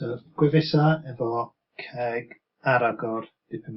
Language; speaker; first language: Welsh; non-native, local second language; English